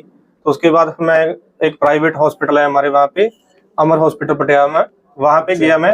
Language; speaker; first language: Hindi; non-native, local second language; Punjabi